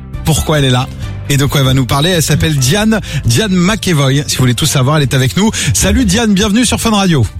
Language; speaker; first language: French; native; French